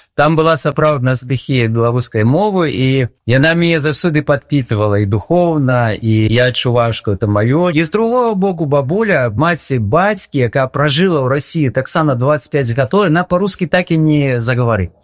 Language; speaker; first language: Belarusian; non-native, local second language; Russian